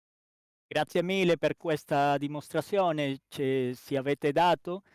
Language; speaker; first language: Italian; non-native, learner; Spanish